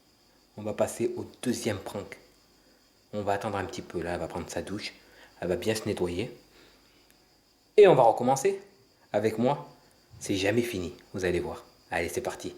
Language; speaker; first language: French; native; French